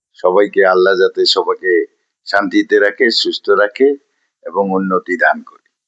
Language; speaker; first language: Bangla; native; Bangla